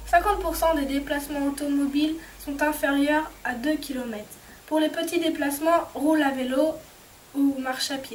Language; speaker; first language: French; native; French